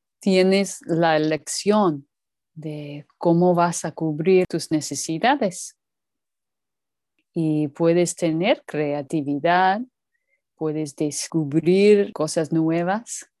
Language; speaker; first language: Spanish; non-native, learner; English